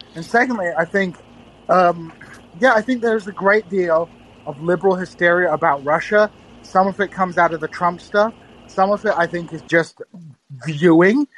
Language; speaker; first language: English; native; English